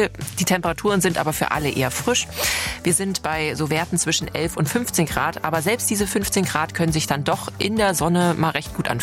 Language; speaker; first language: German; native; German